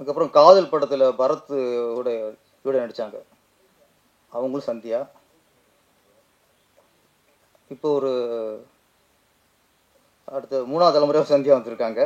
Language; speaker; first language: Tamil; native; Tamil